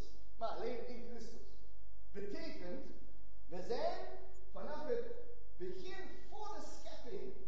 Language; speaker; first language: Dutch; non-native, fluent; German